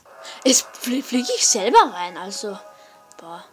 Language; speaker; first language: German; native; German